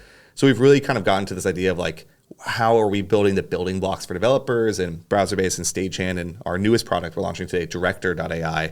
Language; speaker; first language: English; native; English